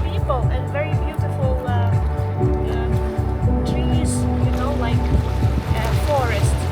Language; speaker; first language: English; non-native, learner; Turkish